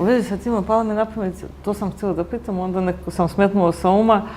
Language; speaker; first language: Bosnian; native; Bosnian